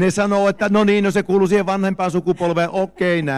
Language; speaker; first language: Finnish; native; Finnish